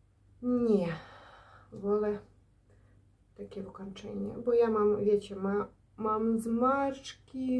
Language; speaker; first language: Polish; non-native, learner; Ukrainian